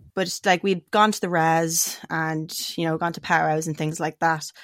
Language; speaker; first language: English; native; English